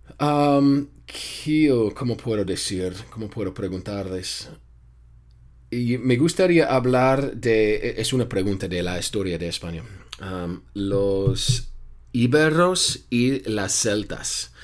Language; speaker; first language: Spanish; non-native, fluent; English